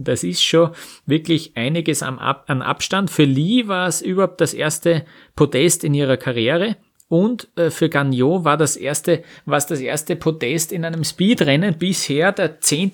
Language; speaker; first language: German; native; German